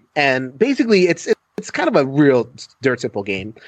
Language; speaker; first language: English; native; English